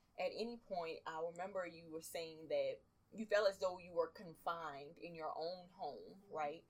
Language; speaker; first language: English; native; English